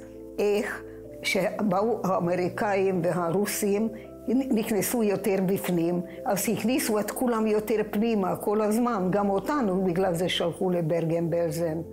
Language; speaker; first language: Hebrew; non-native, fluent; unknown